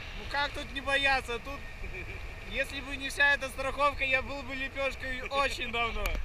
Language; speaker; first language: Russian; native; Russian